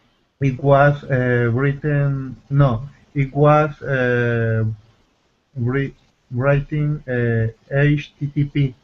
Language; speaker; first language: English; non-native, learner; Spanish